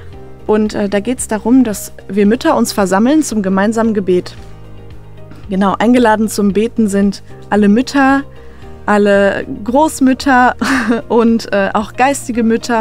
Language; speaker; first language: German; native; German